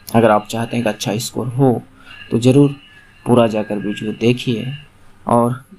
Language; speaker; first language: Hindi; non-native, local second language; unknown